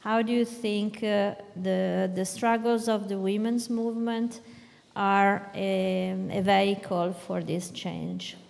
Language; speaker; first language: English; non-native, fluent; Italian